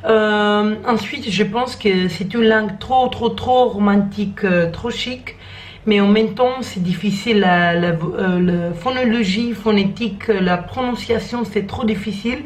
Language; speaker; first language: French; non-native, learner; Croatian